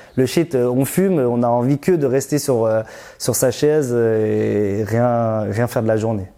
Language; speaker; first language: French; early bilingual, other home language; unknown